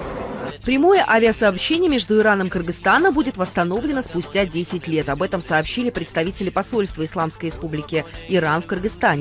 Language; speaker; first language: Russian; native; Russian